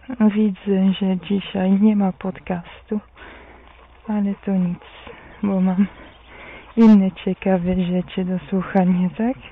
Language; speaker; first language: Polish; non-native, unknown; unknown